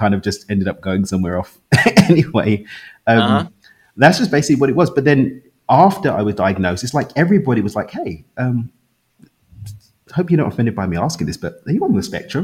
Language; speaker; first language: English; native; English